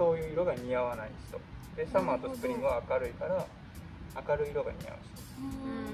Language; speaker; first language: Japanese; native; Japanese